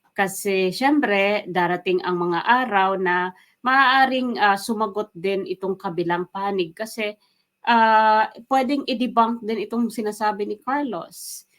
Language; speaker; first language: Filipino; non-native, local second language; Waray